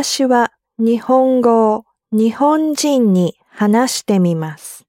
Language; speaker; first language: Japanese; non-native, learner; English